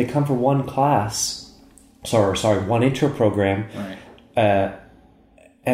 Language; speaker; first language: English; native; English